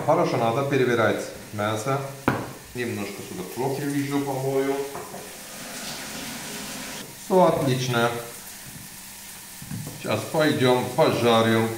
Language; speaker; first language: Russian; non-native, learner; Turkish